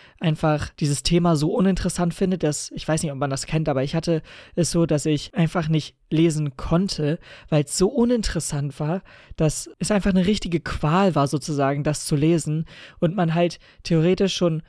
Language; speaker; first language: German; native; German